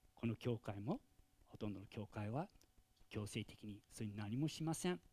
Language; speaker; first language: Japanese; non-native, fluent; English